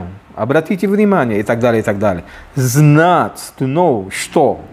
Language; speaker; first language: Russian; non-native, fluent; Filipino